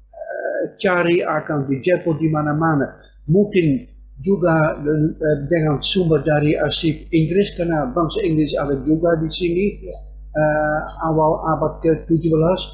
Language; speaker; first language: Indonesian; non-native, fluent; Dutch